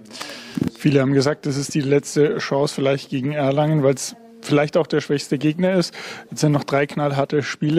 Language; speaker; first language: German; native; German